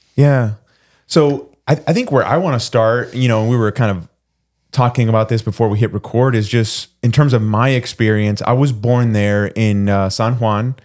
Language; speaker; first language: English; early bilingual, other home language; Spanish